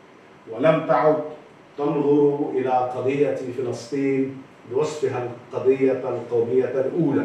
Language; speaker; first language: Arabic; native; Arabic